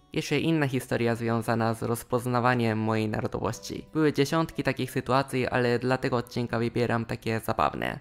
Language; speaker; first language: Polish; non-native, fluent; Japanese